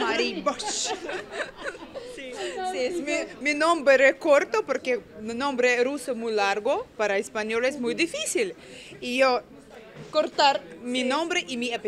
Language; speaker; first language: Spanish; non-native, learner; Russian